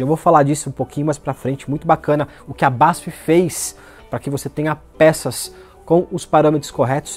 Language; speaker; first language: Portuguese; native; Portuguese